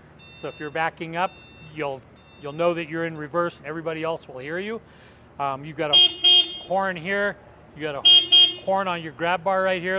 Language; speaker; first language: English; native; English